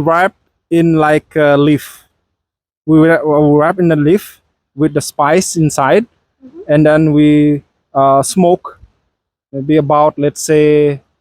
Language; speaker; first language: English; non-native, fluent; Balinese